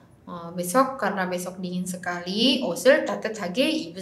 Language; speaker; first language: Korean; non-native, fluent; Indonesian